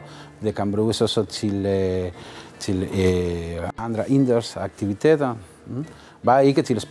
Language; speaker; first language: Danish; non-native, fluent; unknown